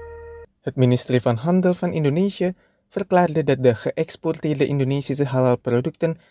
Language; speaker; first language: Dutch; non-native, fluent; Indonesian